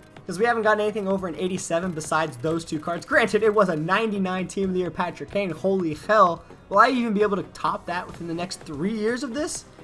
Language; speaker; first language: English; native; English